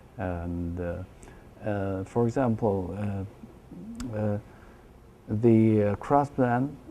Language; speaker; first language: English; non-native, learner; Chinese